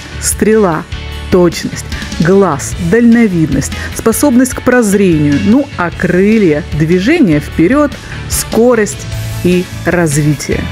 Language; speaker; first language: Russian; native; Russian